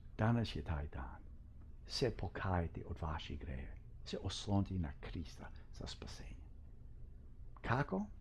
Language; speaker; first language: Croatian; early bilingual, heritage; Croatian